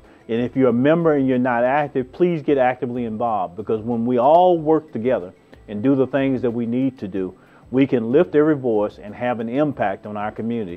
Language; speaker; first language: English; native; English